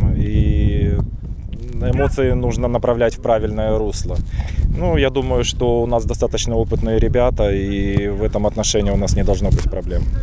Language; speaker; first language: Russian; native; Russian